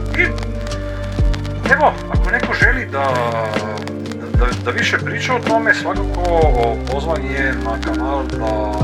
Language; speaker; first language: Croatian; native; Croatian